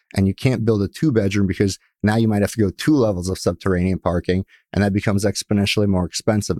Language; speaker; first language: English; early bilingual, other home language; Russian